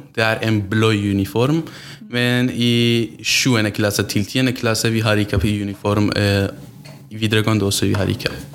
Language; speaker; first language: Norwegian; non-native, learner; Central Kurdish